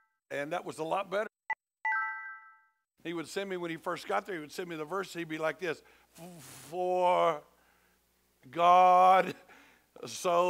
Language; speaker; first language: English; native; English